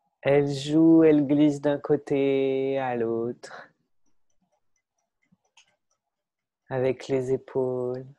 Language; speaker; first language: French; non-native, fluent; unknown